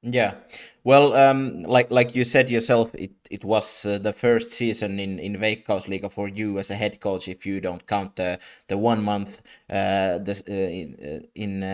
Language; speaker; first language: English; non-native, fluent; Finnish